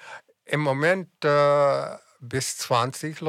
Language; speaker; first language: German; non-native, fluent; English